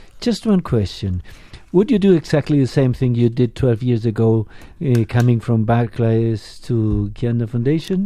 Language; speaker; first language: English; non-native, fluent; Spanish